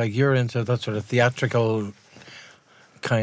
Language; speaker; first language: English; native; English